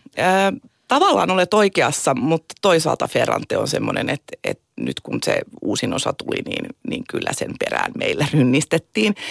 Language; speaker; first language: Finnish; native; Finnish